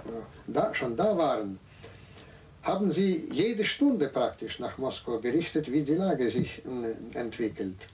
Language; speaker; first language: German; non-native, fluent; Russian